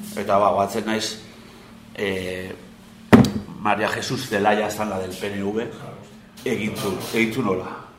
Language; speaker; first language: Basque; non-native, local second language; Spanish